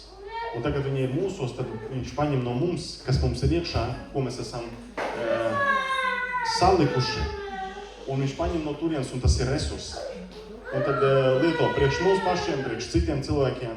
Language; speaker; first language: Latvian; non-native, local second language; Russian